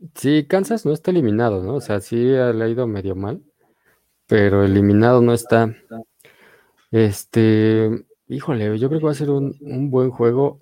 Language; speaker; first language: Spanish; native; Spanish